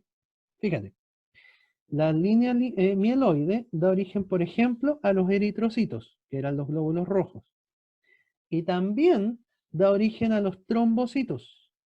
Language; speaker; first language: Spanish; native; Spanish